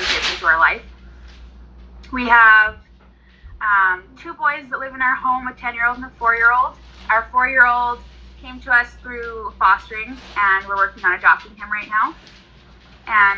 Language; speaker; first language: English; native; English